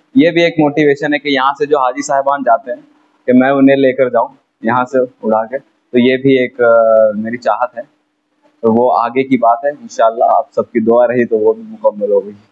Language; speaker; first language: Hindi; native; Hindi